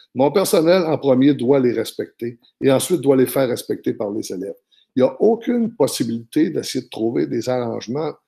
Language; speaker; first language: French; native; French